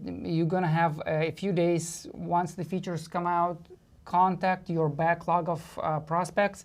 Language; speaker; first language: English; non-native, fluent; Russian